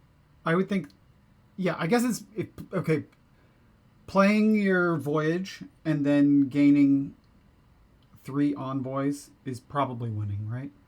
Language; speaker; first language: English; native; English